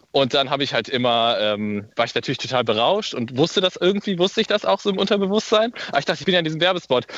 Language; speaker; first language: German; native; German